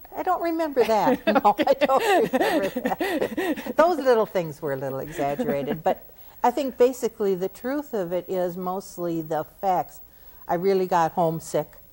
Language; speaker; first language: English; native; English